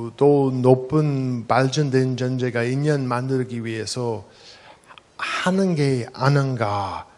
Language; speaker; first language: Korean; non-native, fluent; English